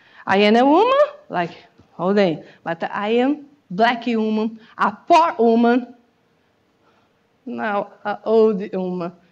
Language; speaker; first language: English; non-native, learner; Portuguese